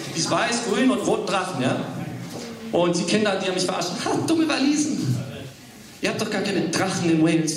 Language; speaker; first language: German; early bilingual, other home language; English